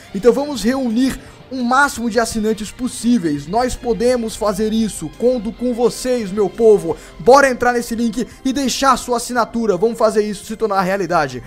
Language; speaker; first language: Portuguese; native; Portuguese